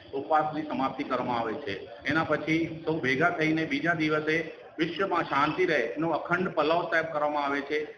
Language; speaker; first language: Gujarati; non-native, local second language; Sindhi